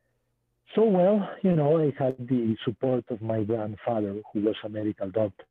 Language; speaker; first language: English; non-native, fluent; Spanish